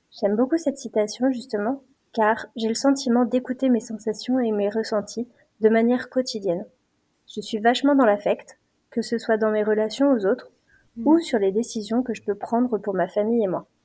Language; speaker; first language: French; native; French